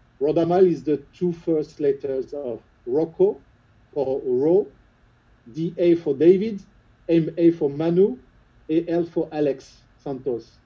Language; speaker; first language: English; non-native, fluent; French